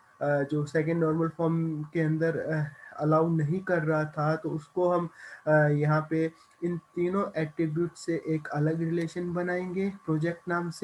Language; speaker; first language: Hindi; native; Hindi